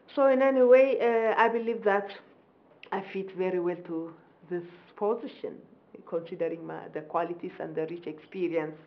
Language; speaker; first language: English; non-native, fluent; Amharic